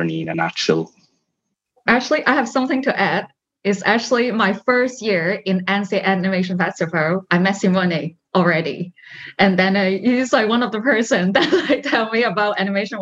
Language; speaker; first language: English; non-native, local second language; Cantonese